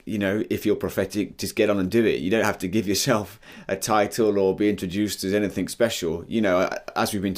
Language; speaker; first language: English; native; English